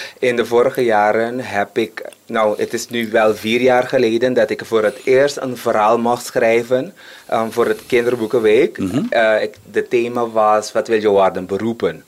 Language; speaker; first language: Dutch; non-native, local second language; Papiamento